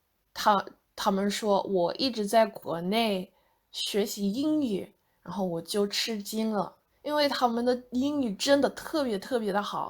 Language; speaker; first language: Chinese; non-native, fluent; English